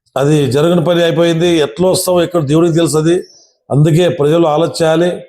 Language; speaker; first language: Telugu; non-native, local second language; Kannada